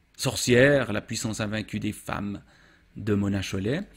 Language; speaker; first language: French; native; French